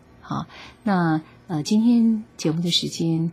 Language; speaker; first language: Chinese; native; Chinese